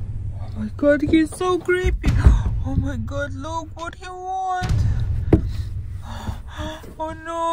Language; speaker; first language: English; non-native, learner; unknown